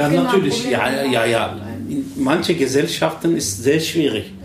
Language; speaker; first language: German; non-native, learner; Turkish